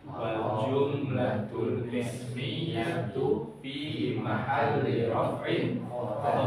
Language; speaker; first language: Arabic; non-native, fluent; Indonesian